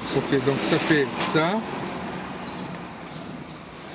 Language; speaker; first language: French; native; French